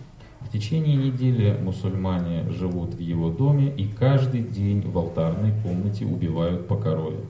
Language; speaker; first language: Russian; native; Russian